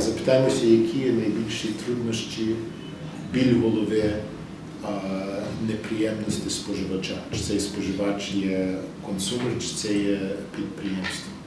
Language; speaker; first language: Ukrainian; early bilingual, heritage; English